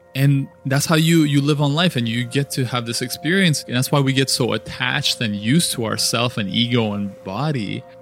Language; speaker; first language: English; early bilingual, other home language; Russian